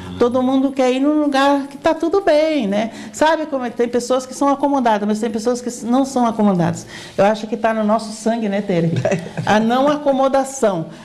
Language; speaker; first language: Portuguese; native; Portuguese